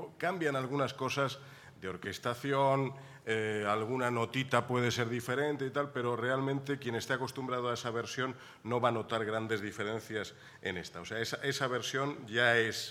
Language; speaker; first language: Spanish; native; Spanish